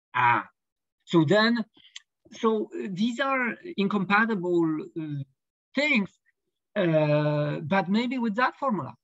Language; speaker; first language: English; non-native, fluent; Polish